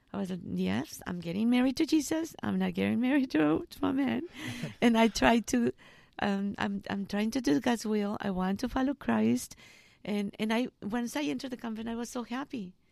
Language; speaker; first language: English; non-native, fluent; Spanish